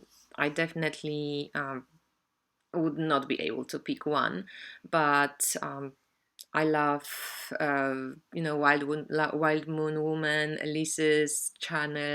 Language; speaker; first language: English; non-native, fluent; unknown